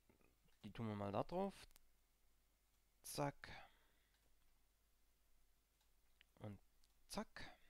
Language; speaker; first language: German; native; German